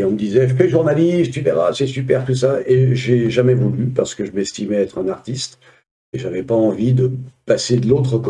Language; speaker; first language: French; native; French